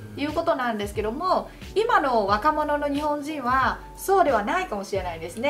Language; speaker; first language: Japanese; non-native, fluent; Vietnamese